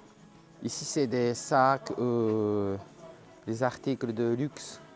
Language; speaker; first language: French; non-native, learner; Japanese